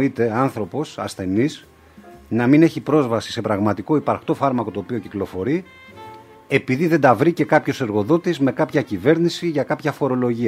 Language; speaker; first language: Greek; native; Greek